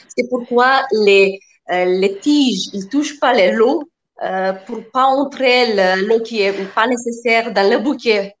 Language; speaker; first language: French; non-native, learner; Macedonian